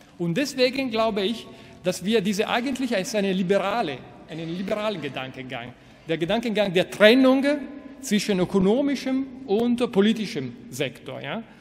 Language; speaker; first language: German; non-native, fluent; Italian